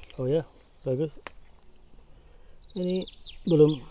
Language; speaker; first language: Indonesian; non-native, learner; English